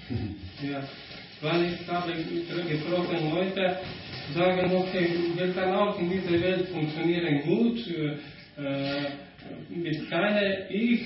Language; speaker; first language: German; non-native, learner; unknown